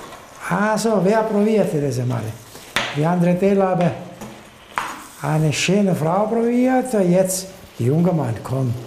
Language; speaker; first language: German; non-native, learner; Italian